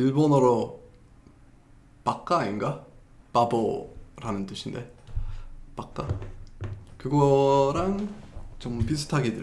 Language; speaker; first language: Korean; non-native, fluent; English